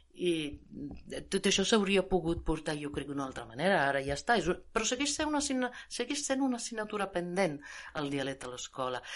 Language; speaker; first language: Catalan; non-native, fluent; Italian